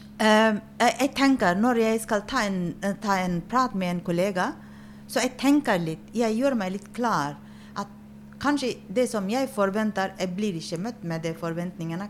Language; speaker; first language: Norwegian; non-native, fluent; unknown